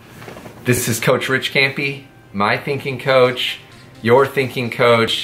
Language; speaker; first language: English; native; English